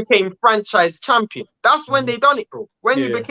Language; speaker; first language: English; native; English